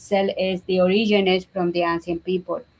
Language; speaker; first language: English; non-native, learner; Spanish